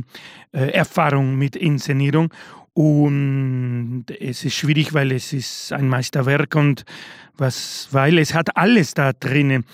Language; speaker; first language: German; non-native, learner; Spanish